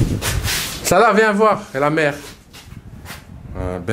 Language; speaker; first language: French; early bilingual, other home language; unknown